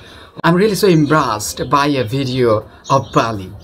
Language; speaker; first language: English; non-native, local second language; Bangla